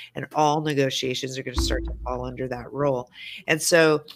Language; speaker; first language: English; native; English